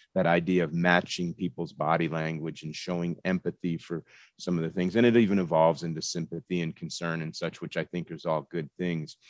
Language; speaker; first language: English; native; English